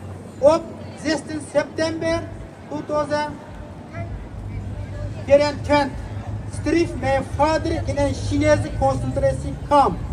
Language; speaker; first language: Dutch; non-native, learner; Uyghur